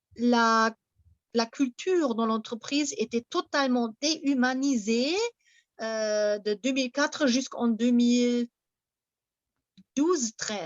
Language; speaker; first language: French; non-native, fluent; German